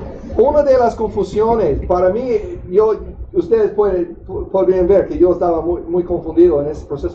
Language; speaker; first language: Spanish; non-native, fluent; English